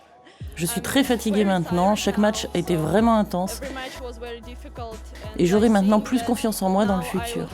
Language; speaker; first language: French; non-native, learner; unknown